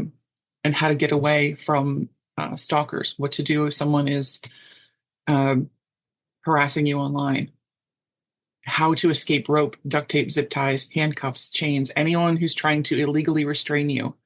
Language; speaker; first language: English; native; English